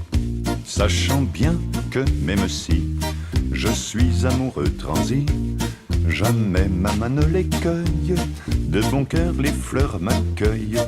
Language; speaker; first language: French; native; French